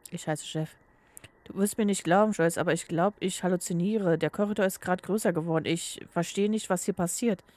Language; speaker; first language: German; native; German